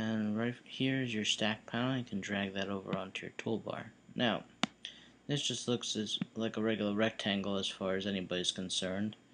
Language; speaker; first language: English; native; English